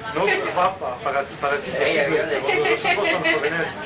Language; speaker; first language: Spanish; non-native, learner; French